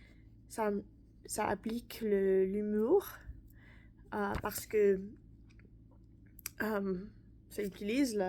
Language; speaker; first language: French; non-native, learner; English